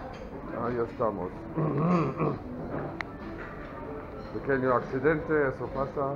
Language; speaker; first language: Spanish; non-native, fluent; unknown